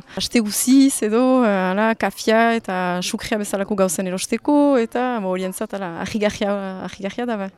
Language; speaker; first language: Basque; native; Basque